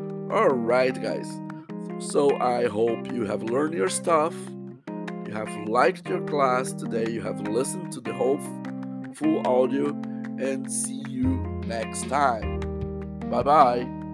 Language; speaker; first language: English; non-native, fluent; Portuguese